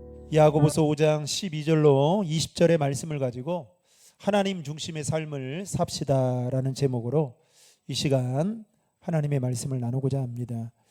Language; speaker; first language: Korean; native; Korean